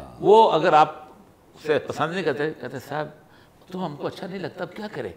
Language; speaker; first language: Urdu; non-native, local second language; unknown